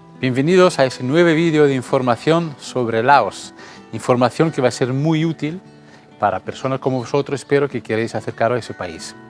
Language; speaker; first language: Spanish; non-native, fluent; Italian